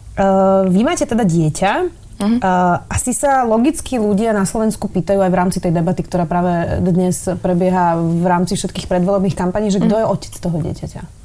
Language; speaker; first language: Slovak; native; Slovak